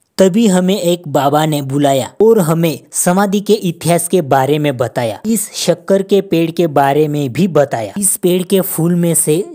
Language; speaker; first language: Hindi; non-native, local second language; Marathi